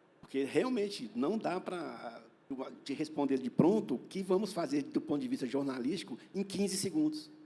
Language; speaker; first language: Portuguese; native; Portuguese